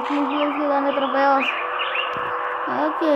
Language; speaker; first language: Spanish; early bilingual, heritage; Spanish